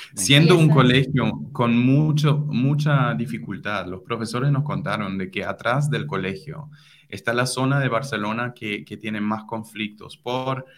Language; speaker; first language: Spanish; non-native, fluent; German